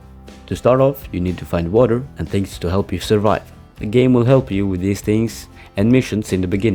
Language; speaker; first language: English; non-native, fluent; Norwegian